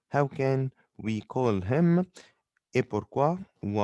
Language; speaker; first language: French; non-native, fluent; Arabic